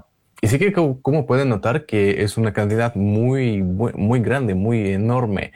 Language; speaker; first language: Spanish; non-native, fluent; Russian